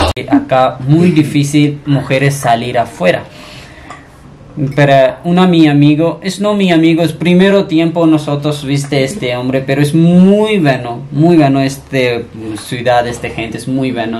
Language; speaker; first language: Spanish; non-native, learner; Punjabi